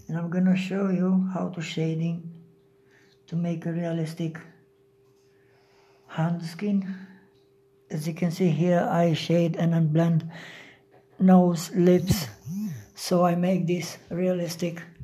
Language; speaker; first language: English; non-native, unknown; Romanian